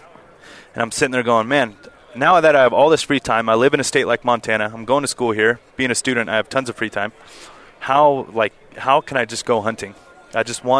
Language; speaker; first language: English; native; English